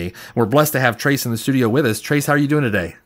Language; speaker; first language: English; native; English